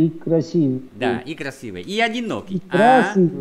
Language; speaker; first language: Russian; non-native, learner; Vietnamese